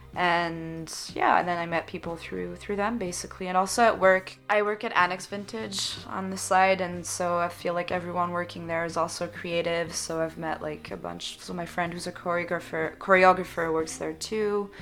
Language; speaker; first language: English; non-native, fluent; French